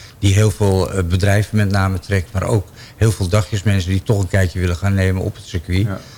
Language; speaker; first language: Dutch; native; Dutch